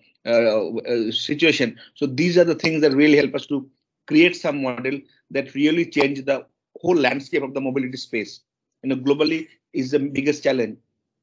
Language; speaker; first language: English; non-native, local second language; Bangla